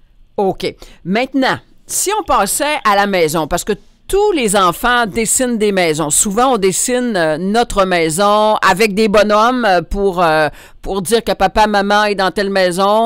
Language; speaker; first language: French; native; French